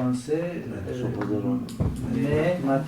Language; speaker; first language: French; non-native, learner; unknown